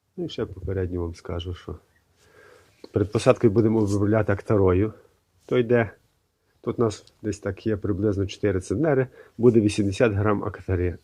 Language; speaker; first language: Ukrainian; native; Ukrainian